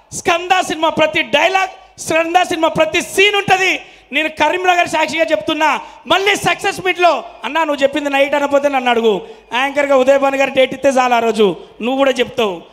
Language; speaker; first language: Telugu; native; Telugu